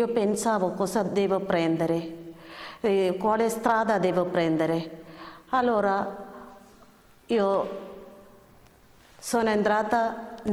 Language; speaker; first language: Italian; non-native, learner; Malayalam